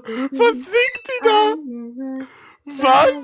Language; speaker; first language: German; native; German